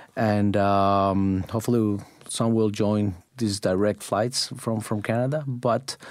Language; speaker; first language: English; non-native, fluent; Spanish